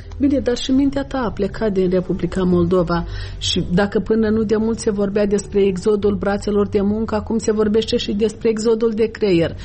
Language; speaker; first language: Romanian; native; Romanian